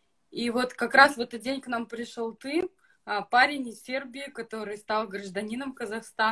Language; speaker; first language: Russian; native; Russian